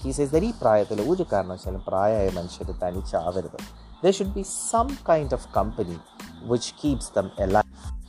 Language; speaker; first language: English; non-native, local second language; Malayalam